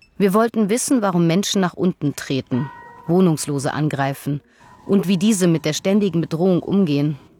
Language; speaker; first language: German; native; German